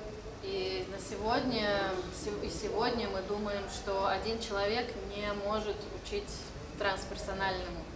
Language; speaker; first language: Russian; native; Russian